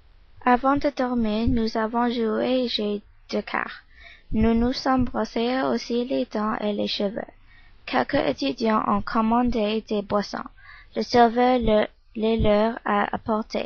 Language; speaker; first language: French; non-native, learner; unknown